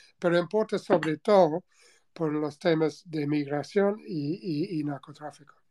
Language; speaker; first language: Spanish; non-native, fluent; English